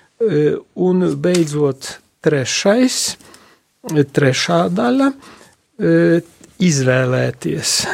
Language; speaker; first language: Latvian; non-native, local second language; Polish